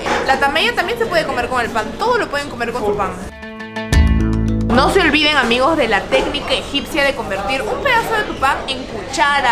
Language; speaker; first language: Spanish; native; Spanish